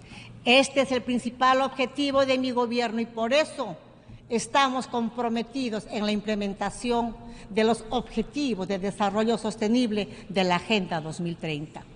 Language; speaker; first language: Spanish; native; Spanish